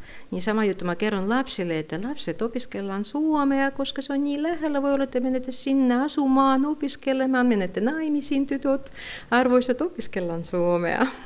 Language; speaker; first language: Finnish; non-native, fluent; Russian